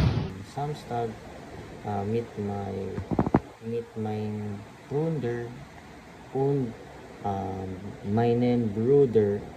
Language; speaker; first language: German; non-native, learner; Filipino